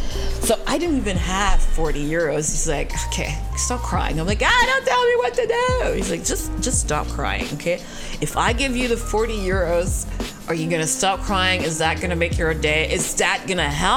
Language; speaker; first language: English; non-native, fluent; French